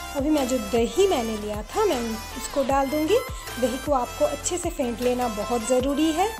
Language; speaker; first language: Hindi; non-native, local second language; Bangla